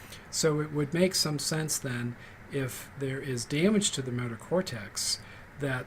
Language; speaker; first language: English; native; English